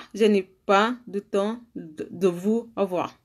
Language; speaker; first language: French; non-native, learner; Arabic